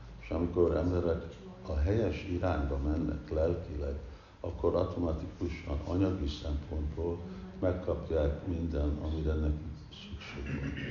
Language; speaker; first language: Hungarian; early bilingual, heritage; Hungarian